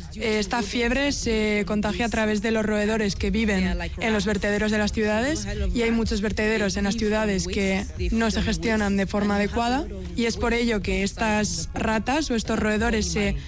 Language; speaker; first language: Spanish; non-native, fluent; English